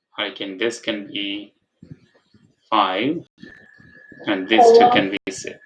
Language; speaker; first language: English; non-native, fluent; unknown